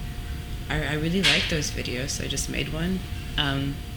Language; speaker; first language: English; native; English